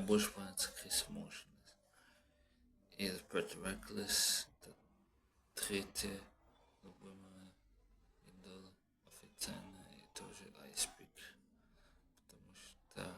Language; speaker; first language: Russian; non-native, learner; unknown